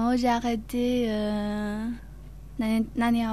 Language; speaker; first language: French; non-native, learner; Chinese